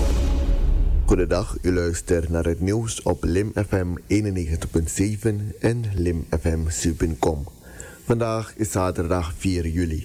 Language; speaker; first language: Dutch; native; Dutch